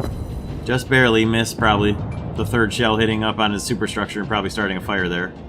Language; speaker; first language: English; native; English